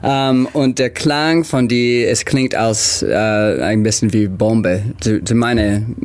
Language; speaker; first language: German; non-native, learner; English